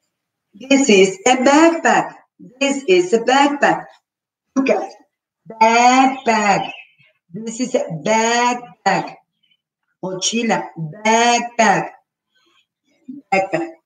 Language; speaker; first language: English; non-native, fluent; Spanish